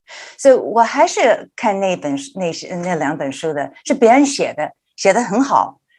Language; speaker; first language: Chinese; early bilingual, heritage; Chinese